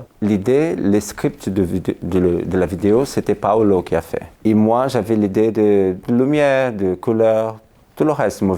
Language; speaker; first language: French; non-native, fluent; Portuguese